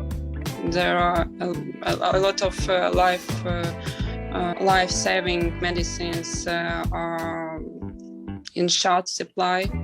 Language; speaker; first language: English; non-native, learner; Ukrainian